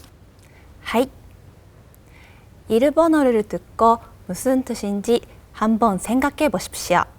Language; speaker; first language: Korean; non-native, fluent; Japanese